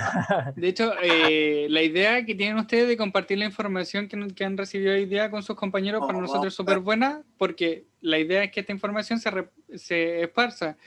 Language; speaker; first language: Spanish; native; Spanish